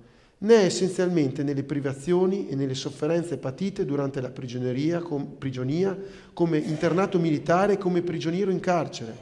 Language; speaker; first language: Italian; native; Italian